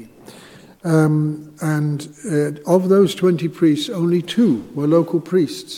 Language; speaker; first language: English; native; English